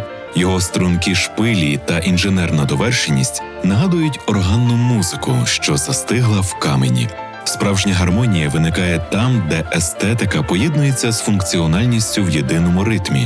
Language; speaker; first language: Ukrainian; native; Ukrainian